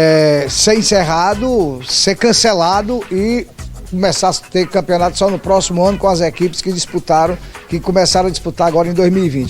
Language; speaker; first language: Portuguese; native; Portuguese